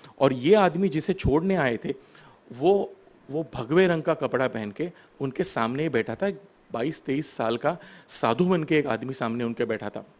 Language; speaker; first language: Hindi; non-native, local second language; Marathi